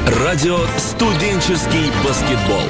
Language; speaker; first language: Russian; native; Russian